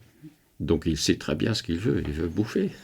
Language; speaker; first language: French; non-native, fluent; Dutch